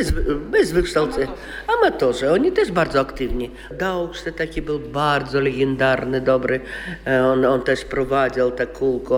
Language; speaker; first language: Polish; non-native, local second language; Russian